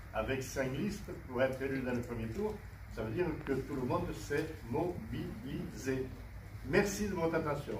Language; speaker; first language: French; native; French